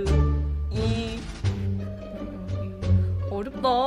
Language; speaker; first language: Korean; native; Korean